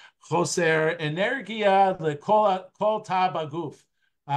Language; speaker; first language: Hebrew; non-native, fluent; English